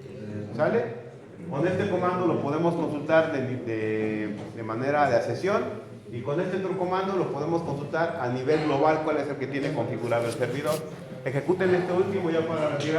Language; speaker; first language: Spanish; native; Spanish